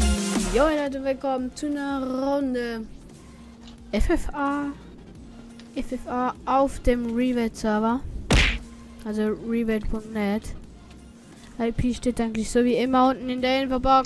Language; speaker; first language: German; native; German